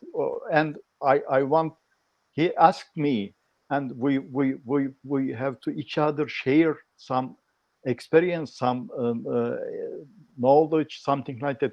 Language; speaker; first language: English; non-native, learner; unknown